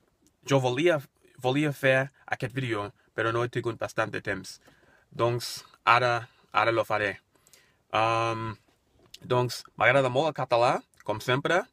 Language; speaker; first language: Catalan; non-native, learner; English